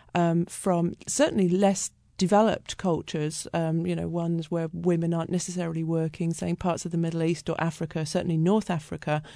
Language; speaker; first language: English; native; English